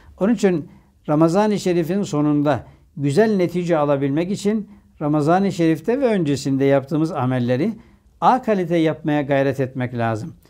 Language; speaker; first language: Turkish; native; Turkish